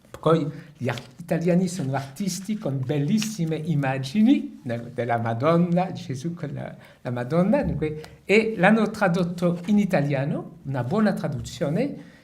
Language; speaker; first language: Italian; non-native, fluent; French